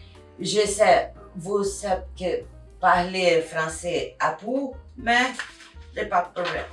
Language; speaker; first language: French; non-native, learner; Portuguese